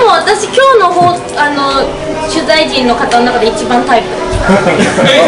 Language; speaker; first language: Japanese; native; Japanese